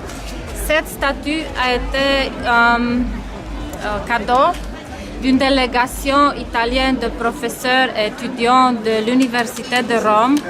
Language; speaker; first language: French; non-native, fluent; Romanian